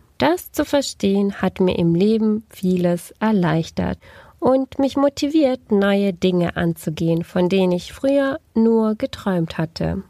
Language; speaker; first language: German; early bilingual, other home language; Turkish